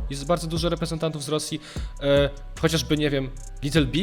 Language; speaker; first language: Polish; native; Polish